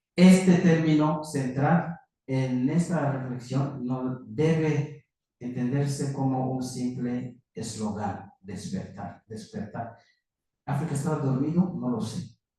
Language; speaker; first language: Spanish; non-native, fluent; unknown